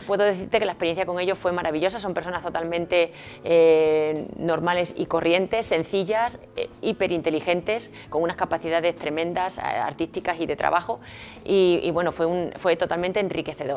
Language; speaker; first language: Spanish; native; Spanish